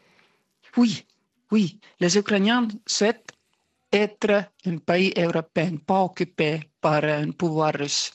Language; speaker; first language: French; non-native, fluent; Estonian